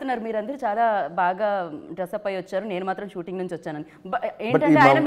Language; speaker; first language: Telugu; native; Telugu